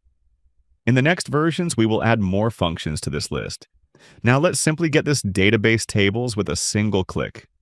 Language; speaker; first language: English; non-native, fluent; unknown